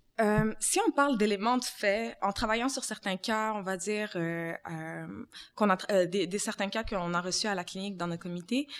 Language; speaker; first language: French; native; French